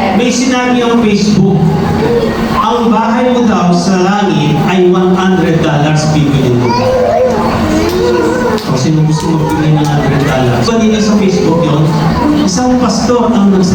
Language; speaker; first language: Filipino; native; Filipino